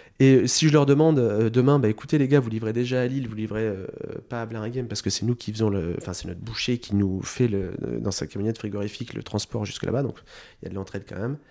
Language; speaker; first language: French; native; French